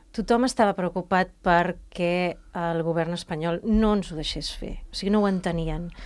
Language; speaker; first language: Catalan; native; Catalan